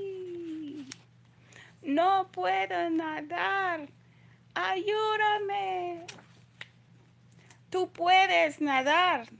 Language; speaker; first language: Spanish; non-native, learner; English